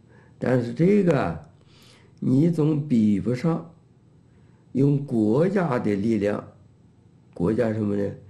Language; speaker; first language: Chinese; native; Chinese